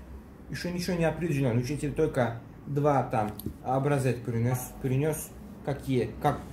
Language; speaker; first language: Russian; early bilingual, heritage; Turkish